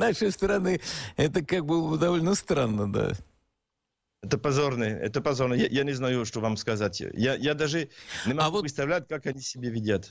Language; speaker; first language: Russian; non-native, learner; French